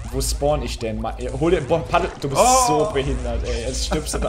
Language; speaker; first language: German; native; German